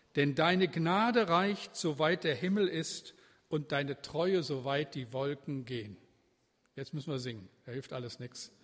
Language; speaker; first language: German; native; German